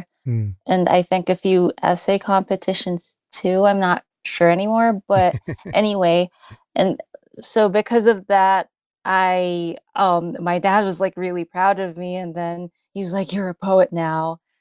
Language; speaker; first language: English; non-native, local second language; Filipino